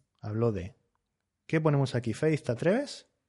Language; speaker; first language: Spanish; native; Spanish